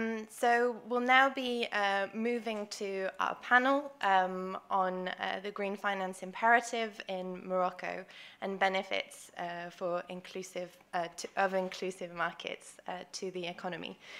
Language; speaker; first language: English; native; English